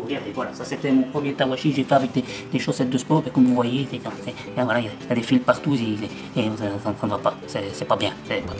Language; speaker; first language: French; native; French